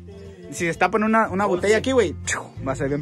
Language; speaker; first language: Spanish; native; Spanish